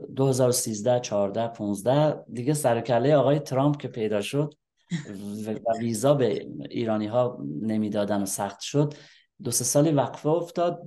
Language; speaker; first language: Persian; native; Persian